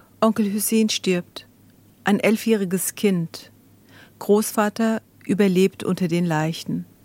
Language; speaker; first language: German; early bilingual, other home language; Zaza